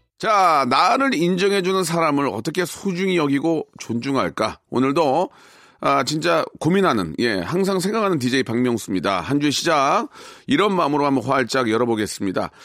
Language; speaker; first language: Korean; native; Korean